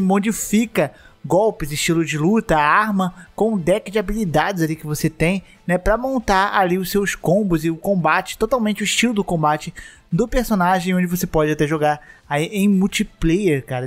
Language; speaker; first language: Portuguese; native; Portuguese